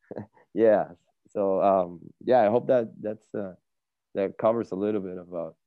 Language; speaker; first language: English; non-native, fluent; Spanish